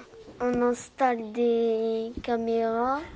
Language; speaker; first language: French; early bilingual, other home language; Romanian